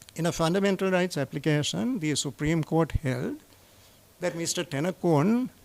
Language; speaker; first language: English; non-native, local second language; Sinhala